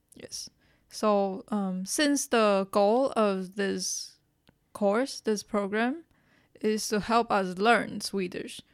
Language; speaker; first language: English; non-native, fluent; Chinese